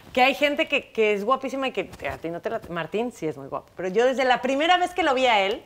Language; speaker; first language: Spanish; native; Spanish